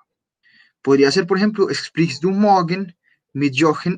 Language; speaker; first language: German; non-native, fluent; Spanish